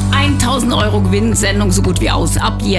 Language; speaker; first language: German; native; German